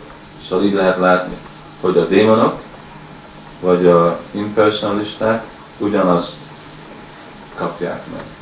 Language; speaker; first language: Hungarian; early bilingual, heritage; Hungarian